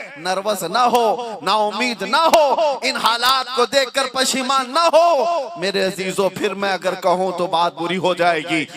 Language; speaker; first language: Hindi; non-native, local second language; Urdu